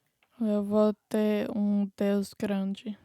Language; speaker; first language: Portuguese; non-native, fluent; English